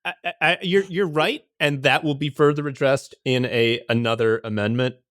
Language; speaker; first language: English; native; English